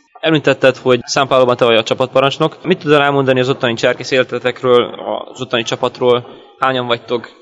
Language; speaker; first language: Hungarian; early bilingual, heritage; Hungarian